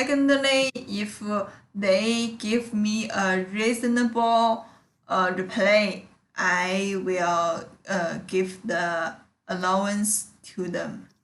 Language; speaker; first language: English; non-native, learner; Chinese